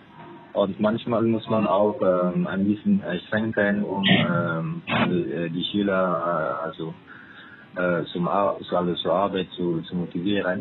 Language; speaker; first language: German; non-native, fluent; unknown